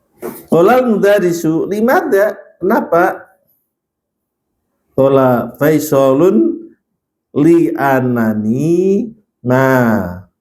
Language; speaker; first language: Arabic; non-native, fluent; Indonesian